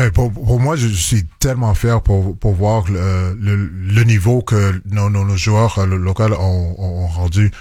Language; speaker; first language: French; non-native, local second language; English